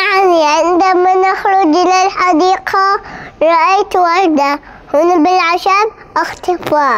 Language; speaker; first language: Arabic; early bilingual, heritage; Arabic